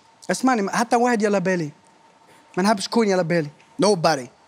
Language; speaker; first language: Arabic; non-native, fluent; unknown